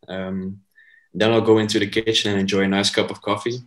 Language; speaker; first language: English; non-native, fluent; Dutch